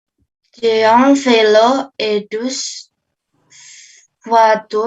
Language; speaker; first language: French; non-native, learner; Indonesian